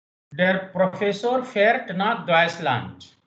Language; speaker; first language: German; non-native, fluent; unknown